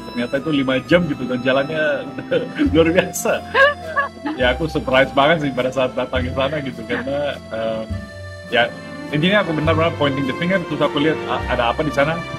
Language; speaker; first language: Indonesian; non-native, fluent; German